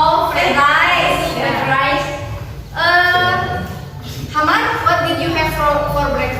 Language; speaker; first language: English; non-native, fluent; Indonesian